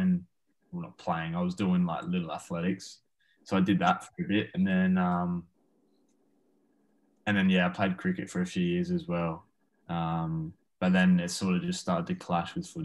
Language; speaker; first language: English; native; English